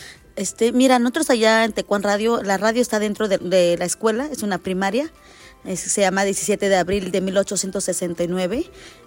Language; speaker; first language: Spanish; native; Spanish